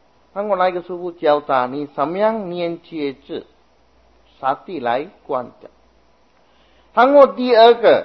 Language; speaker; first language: Chinese; non-native, fluent; Sinhala